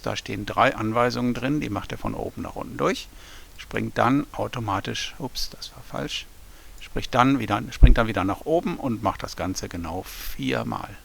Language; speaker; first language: German; native; German